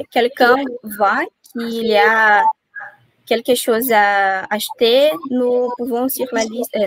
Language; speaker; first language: French; non-native, learner; Portuguese